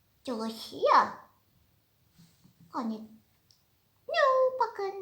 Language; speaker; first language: Dutch; non-native, learner; Indonesian